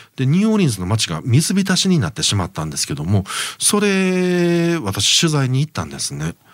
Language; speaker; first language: Japanese; native; Japanese